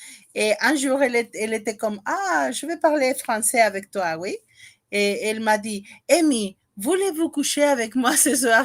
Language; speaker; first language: French; non-native, fluent; Spanish